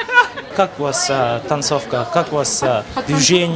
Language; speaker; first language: Russian; non-native, local second language; Kyrgyz